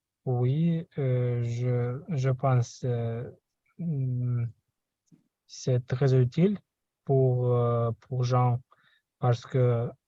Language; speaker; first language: French; non-native, learner; Russian